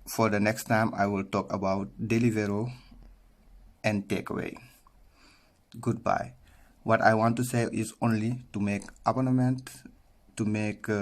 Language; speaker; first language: English; non-native, learner; Wolof